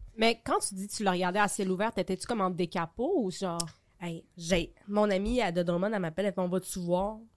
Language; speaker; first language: French; early bilingual, other home language; Arabic